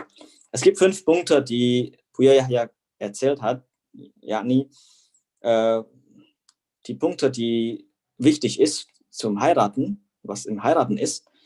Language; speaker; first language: German; non-native, fluent; Indonesian